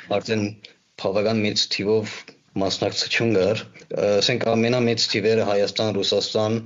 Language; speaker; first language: Armenian; early bilingual, heritage; Armenian